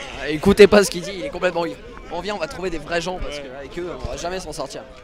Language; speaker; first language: French; native; French